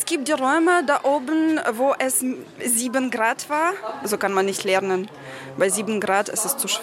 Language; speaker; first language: German; non-native, fluent; Ukrainian